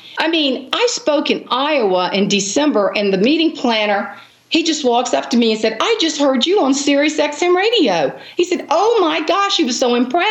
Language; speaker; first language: English; native; English